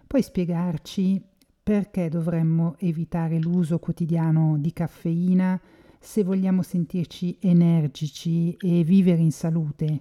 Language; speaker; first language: Italian; native; Italian